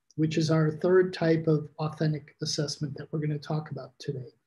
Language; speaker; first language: English; native; English